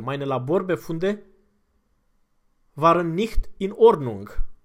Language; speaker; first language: German; non-native, fluent; Romanian